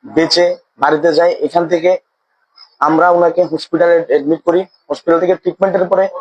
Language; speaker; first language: Bangla; native; Bangla